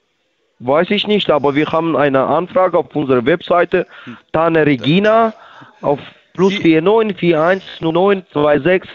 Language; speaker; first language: German; non-native, learner; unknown